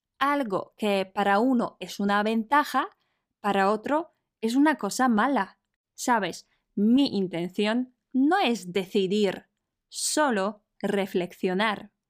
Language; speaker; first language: Spanish; non-native, fluent; Polish